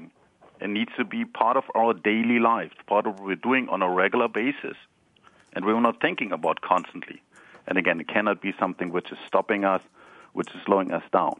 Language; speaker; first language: English; non-native, fluent; German